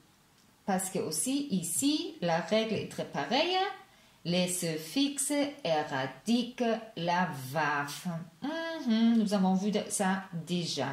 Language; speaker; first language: French; non-native, fluent; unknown